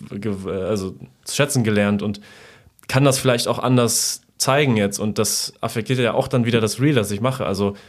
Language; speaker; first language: German; early bilingual, other home language; Polish